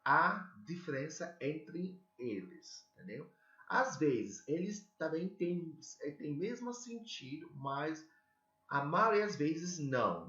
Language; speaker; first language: Portuguese; non-native, learner; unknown